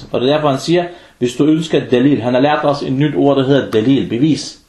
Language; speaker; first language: Danish; early bilingual, other home language; Arabic